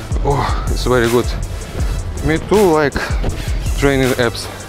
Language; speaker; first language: English; non-native, learner; Russian